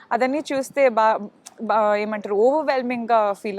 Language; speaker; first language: Telugu; non-native, learner; Kannada